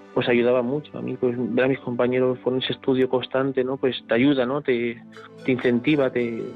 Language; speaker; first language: Spanish; native; Spanish